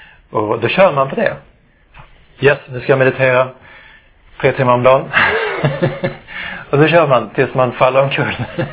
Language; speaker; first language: Swedish; native; Swedish